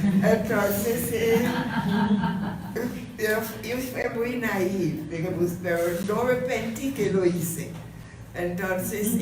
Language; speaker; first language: Spanish; non-native, fluent; English